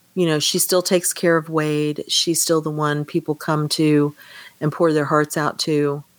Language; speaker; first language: English; native; English